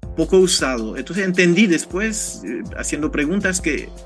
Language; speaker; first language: Spanish; non-native, fluent; French